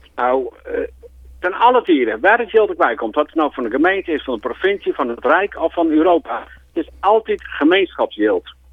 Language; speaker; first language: Dutch; non-native, local second language; Western Frisian